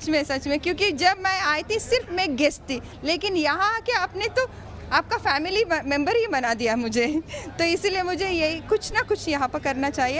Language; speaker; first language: Hindi; early bilingual, heritage; Hindi